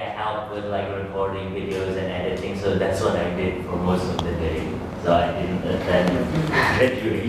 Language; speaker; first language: English; non-native, fluent; Indonesian